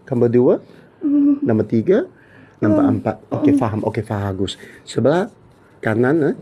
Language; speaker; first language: Malay; non-native, local second language; Cantonese